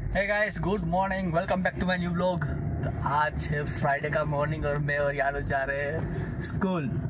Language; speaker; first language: Hindi; non-native, local second language; Gujarati